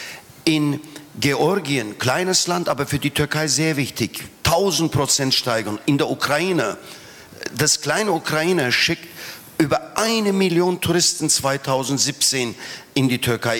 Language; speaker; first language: German; non-native, fluent; Turkish